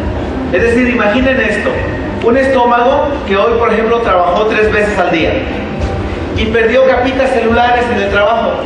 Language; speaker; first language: Spanish; native; Spanish